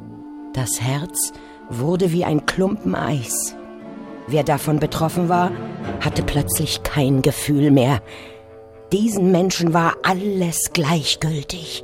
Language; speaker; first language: German; native; German